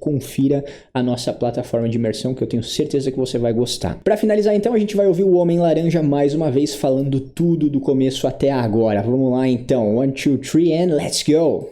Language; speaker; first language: Portuguese; native; Portuguese